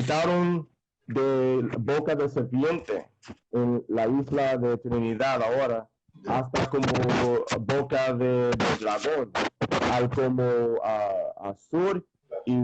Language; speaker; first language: Spanish; non-native, fluent; English